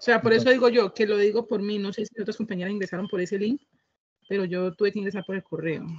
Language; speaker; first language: Spanish; native; Spanish